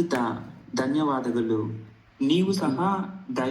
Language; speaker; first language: Kannada; non-native, learner; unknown